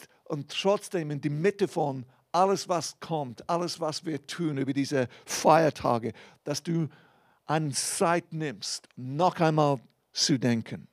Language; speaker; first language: German; non-native, fluent; English